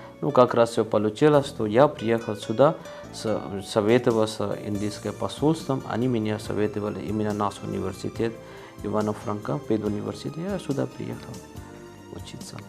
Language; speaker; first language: Russian; non-native, learner; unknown